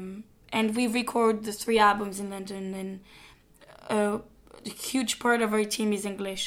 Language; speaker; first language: English; non-native, fluent; French